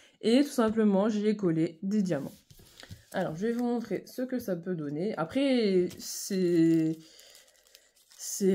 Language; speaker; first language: French; native; French